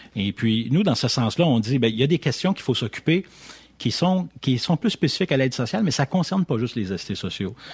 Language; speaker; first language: French; native; French